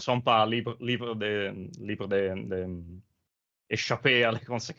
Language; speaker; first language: French; non-native, learner; Italian